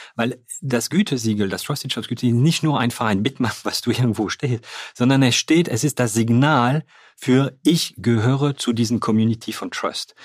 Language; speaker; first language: German; non-native, fluent; French